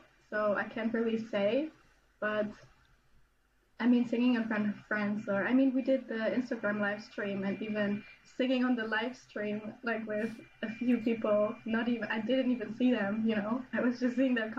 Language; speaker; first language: English; non-native, fluent; German